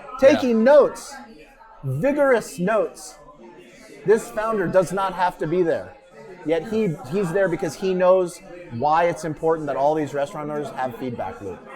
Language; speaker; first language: English; native; English